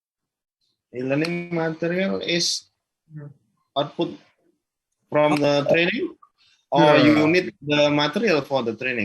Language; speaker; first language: English; non-native, learner; Malay